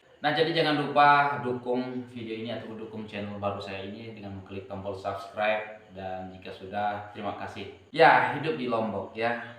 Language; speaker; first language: Malay; non-native, local second language; Sasak